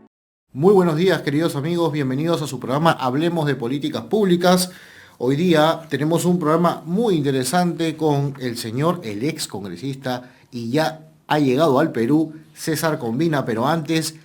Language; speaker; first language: Spanish; native; Spanish